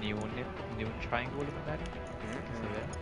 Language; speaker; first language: Spanish; early bilingual, other home language; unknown